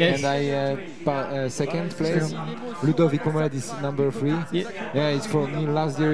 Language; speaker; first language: English; non-native, learner; Polish